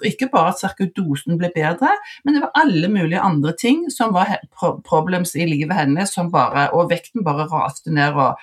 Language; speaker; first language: Norwegian; native; Norwegian